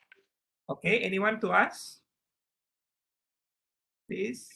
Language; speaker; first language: English; non-native, learner; Indonesian